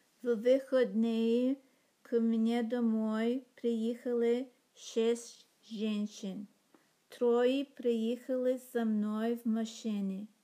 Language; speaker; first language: Russian; non-native, learner; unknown